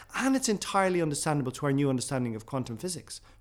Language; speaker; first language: English; non-native, local second language; Irish